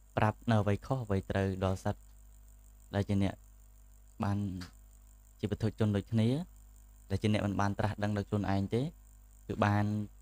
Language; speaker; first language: Khmer; native; Khmer